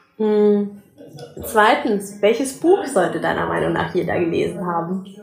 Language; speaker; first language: German; native; German